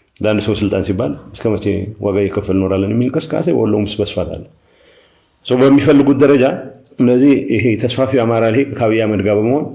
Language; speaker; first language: Amharic; non-native, local second language; Tigrinya